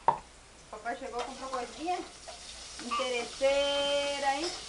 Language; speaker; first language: Portuguese; native; Portuguese